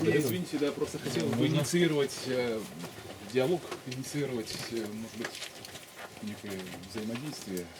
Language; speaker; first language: Russian; native; Russian